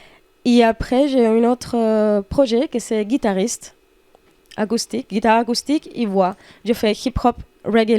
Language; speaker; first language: French; non-native, fluent; Spanish